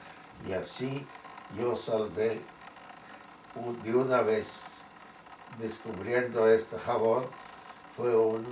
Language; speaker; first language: Spanish; non-native, fluent; Yiddish